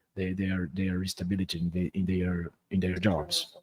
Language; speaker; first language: English; non-native, learner; Portuguese